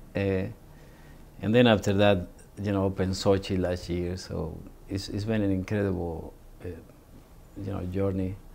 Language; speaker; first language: English; non-native, fluent; Spanish